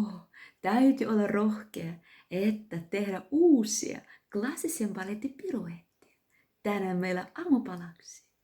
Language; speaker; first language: Finnish; non-native, learner; Russian